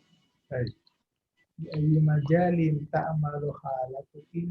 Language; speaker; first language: Arabic; non-native, fluent; Indonesian